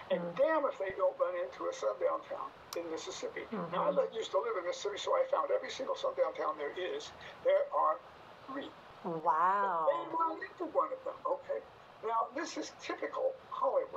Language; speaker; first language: English; native; English